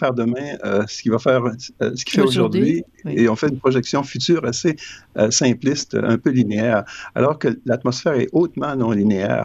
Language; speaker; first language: French; native; French